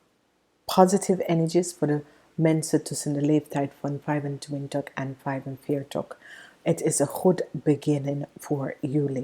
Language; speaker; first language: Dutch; non-native, fluent; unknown